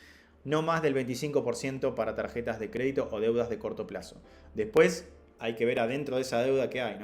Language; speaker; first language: Spanish; native; Spanish